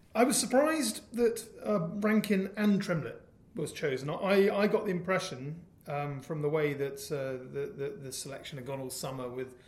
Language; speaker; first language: English; native; English